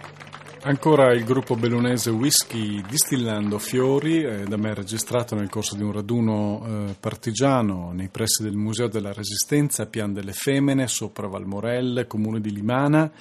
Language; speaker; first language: Italian; native; Italian